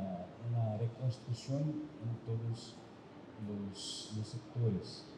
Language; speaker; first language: Spanish; non-native, fluent; Portuguese